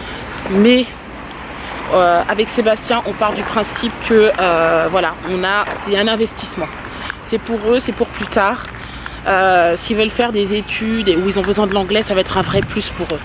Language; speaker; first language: French; native; French